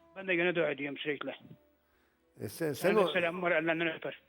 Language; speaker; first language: Turkish; non-native, learner; Arabic